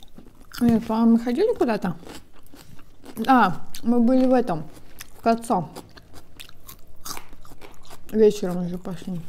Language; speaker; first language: Russian; native; Russian